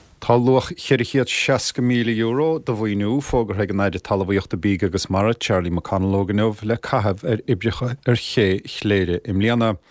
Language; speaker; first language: Irish; native; Irish